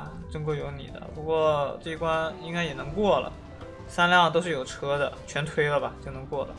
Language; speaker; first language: Chinese; native; Chinese